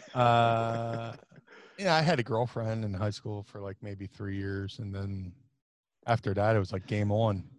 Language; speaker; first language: English; native; English